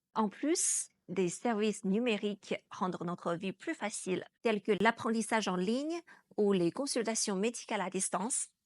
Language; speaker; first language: French; non-native, fluent; Chinese